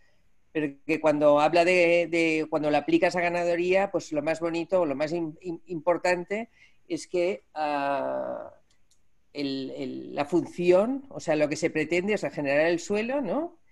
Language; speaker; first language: Spanish; native; Spanish